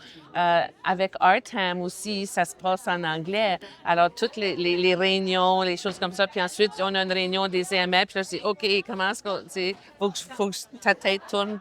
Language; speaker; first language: French; native; French